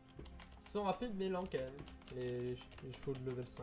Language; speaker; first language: French; native; French